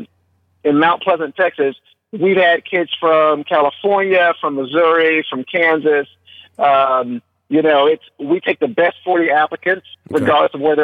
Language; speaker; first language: English; native; English